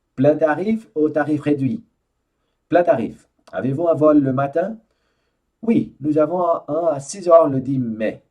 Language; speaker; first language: French; non-native, fluent; Portuguese